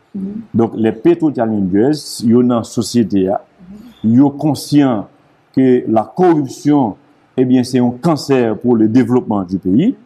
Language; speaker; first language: French; non-native, local second language; Haitian Creole